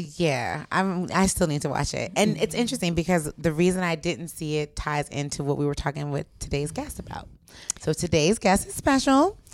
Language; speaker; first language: English; native; English